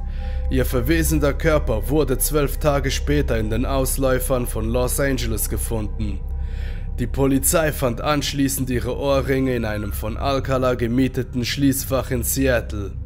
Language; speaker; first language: German; native; German